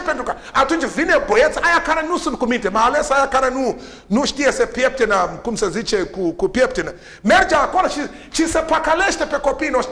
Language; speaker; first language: Romanian; non-native, learner; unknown